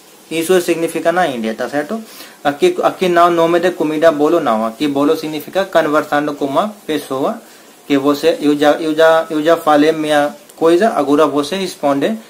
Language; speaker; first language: Portuguese; non-native, learner; Hindi